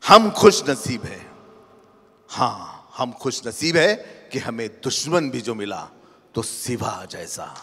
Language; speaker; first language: Hindi; non-native, local second language; Marathi